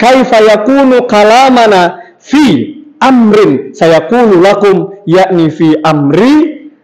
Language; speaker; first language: Arabic; non-native, fluent; Indonesian